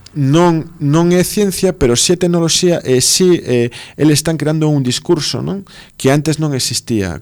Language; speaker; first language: Galician; non-native, local second language; Spanish